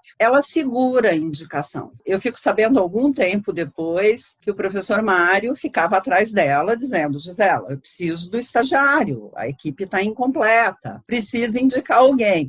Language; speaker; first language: Portuguese; native; Portuguese